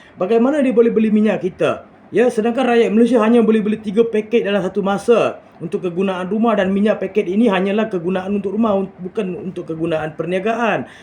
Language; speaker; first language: Malay; non-native, local second language; Tamil